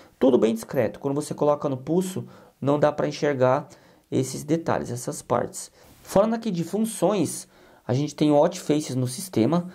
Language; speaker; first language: Portuguese; native; Portuguese